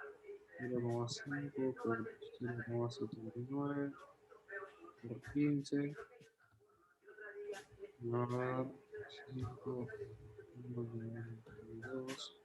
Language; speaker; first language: Spanish; native; Spanish